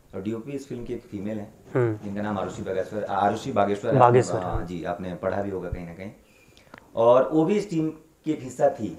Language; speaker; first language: Hindi; native; Hindi